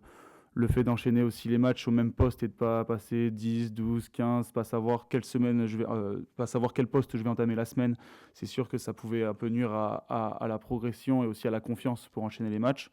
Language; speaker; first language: French; native; French